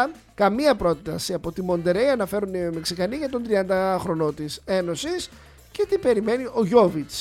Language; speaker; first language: Greek; native; Greek